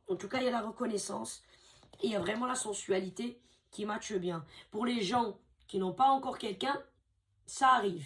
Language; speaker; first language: French; native; French